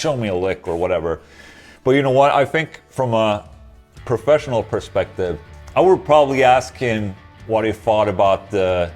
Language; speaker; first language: English; non-native, fluent; Swedish